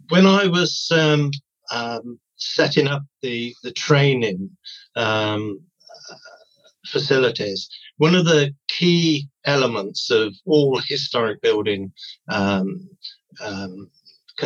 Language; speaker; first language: English; native; English